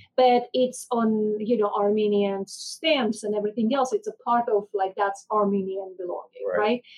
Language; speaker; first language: English; non-native, fluent; Armenian